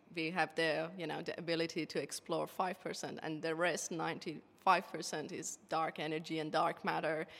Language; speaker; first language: English; non-native, fluent; Persian